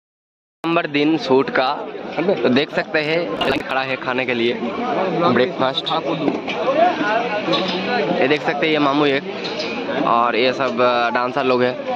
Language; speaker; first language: Hindi; non-native, local second language; Bangla